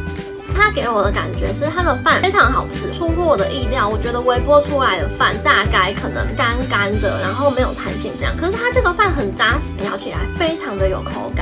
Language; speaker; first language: Chinese; native; Chinese